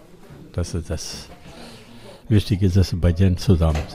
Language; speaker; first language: German; non-native, learner; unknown